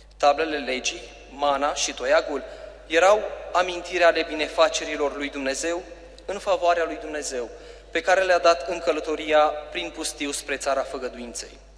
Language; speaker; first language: Romanian; native; Romanian